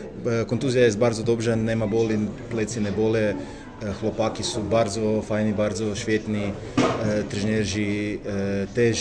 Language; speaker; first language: Polish; non-native, learner; Croatian